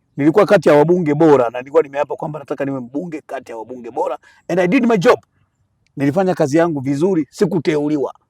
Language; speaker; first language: Swahili; native; Swahili